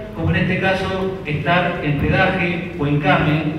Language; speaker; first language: Spanish; native; Spanish